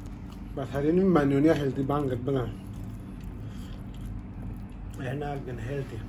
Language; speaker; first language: Indonesian; non-native, learner; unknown